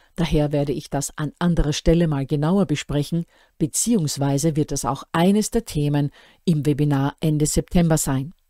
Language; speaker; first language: German; native; German